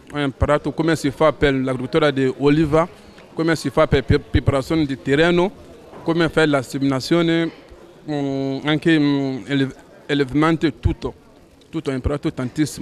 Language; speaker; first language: Italian; non-native, learner; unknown